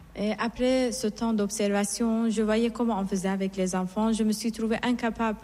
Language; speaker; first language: French; non-native, fluent; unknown